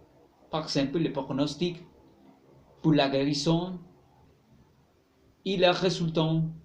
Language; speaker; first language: French; non-native, learner; Spanish